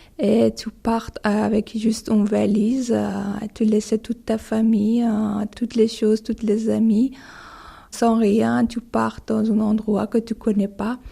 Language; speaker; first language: French; non-native, learner; Persian